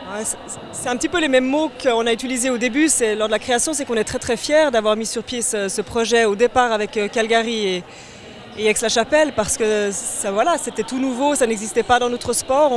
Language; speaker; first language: French; native; French